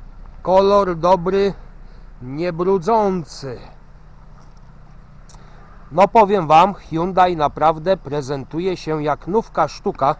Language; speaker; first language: Polish; native; Polish